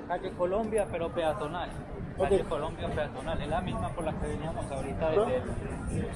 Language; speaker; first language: Spanish; native; Spanish